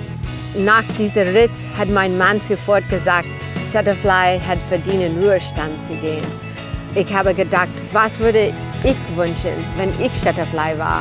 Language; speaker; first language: German; non-native, fluent; English